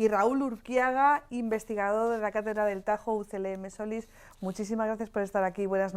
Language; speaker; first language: Spanish; native; Spanish